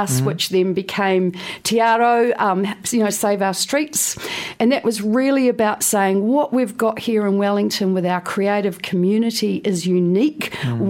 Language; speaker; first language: English; native; English